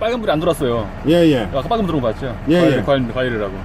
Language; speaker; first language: Korean; native; Korean